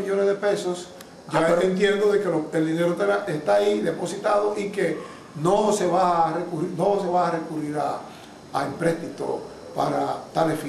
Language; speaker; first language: Spanish; native; Spanish